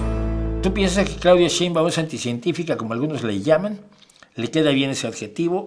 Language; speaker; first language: Spanish; native; Spanish